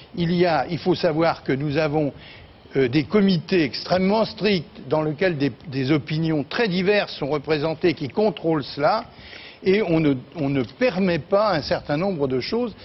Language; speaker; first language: French; native; French